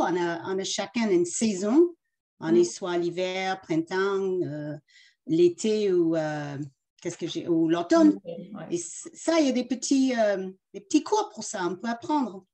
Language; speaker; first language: French; early bilingual, other home language; English